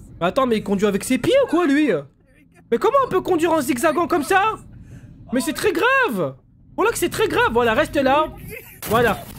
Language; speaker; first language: French; native; French